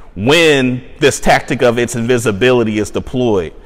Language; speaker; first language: English; native; English